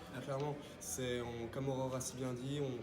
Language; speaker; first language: French; native; French